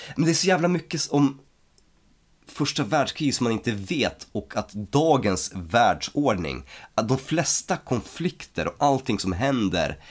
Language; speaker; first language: Swedish; native; Swedish